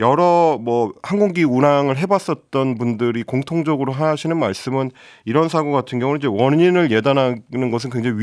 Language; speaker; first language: Korean; native; Korean